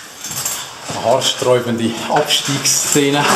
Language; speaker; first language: German; native; German